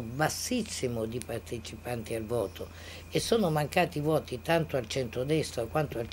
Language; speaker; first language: Italian; native; Italian